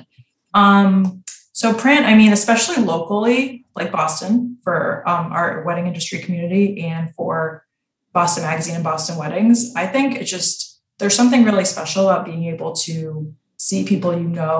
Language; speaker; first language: English; native; English